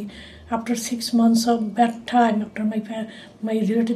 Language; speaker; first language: English; non-native, local second language; Bangla